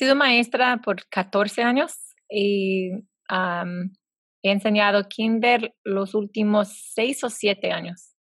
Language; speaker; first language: Spanish; non-native, fluent; English